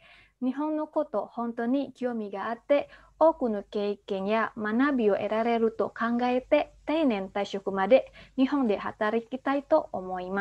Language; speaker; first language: Japanese; non-native, fluent; Indonesian